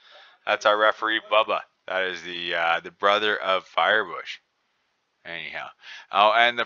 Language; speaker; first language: English; native; English